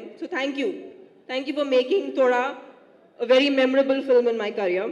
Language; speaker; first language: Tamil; non-native, fluent; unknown